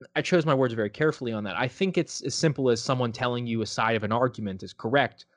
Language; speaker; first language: English; native; English